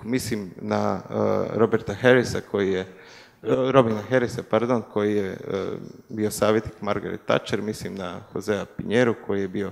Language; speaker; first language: Croatian; native; Croatian